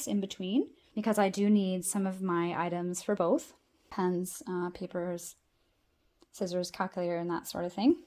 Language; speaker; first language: English; native; English